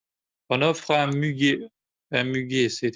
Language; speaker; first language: French; non-native, fluent; Albanian